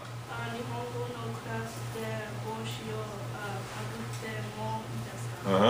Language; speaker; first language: Japanese; non-native, learner; English